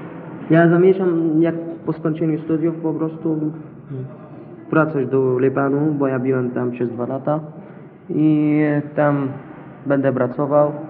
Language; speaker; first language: Polish; non-native, learner; Arabic